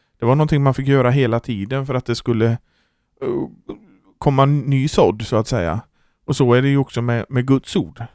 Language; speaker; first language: Swedish; native; Swedish